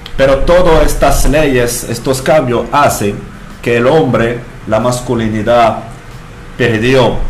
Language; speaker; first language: Spanish; non-native, fluent; French